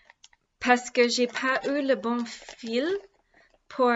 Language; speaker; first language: French; non-native, learner; English